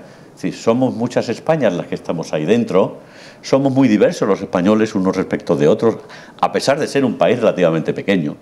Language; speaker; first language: Spanish; native; Spanish